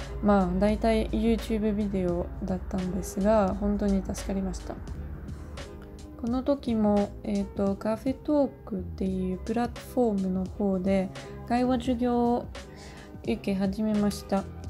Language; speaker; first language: Japanese; non-native, learner; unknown